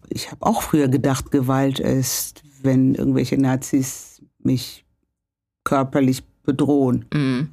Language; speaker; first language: German; non-native, fluent; Kinyarwanda